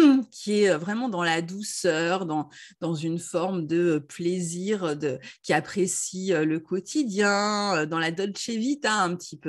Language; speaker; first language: French; native; French